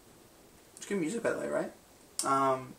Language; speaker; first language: English; native; English